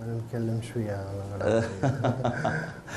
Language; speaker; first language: Arabic; non-native, learner; Italian